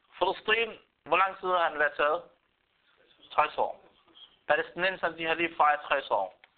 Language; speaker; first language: Danish; non-native, fluent; Arabic